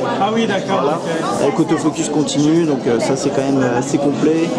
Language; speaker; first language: French; native; French